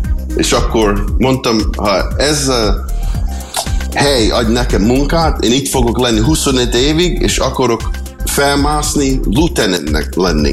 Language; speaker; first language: Hungarian; early bilingual, heritage; English